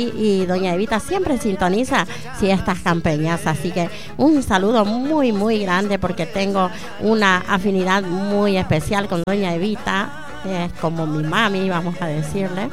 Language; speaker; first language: Spanish; native; Spanish